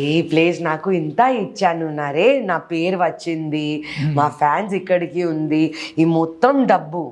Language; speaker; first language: Telugu; non-native, learner; Hindi